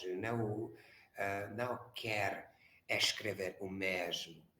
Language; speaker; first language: Portuguese; non-native, learner; Hungarian